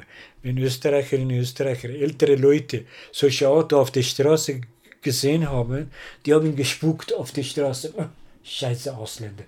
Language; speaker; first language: German; non-native, learner; Persian